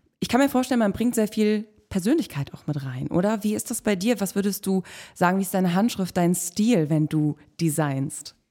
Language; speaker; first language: German; native; German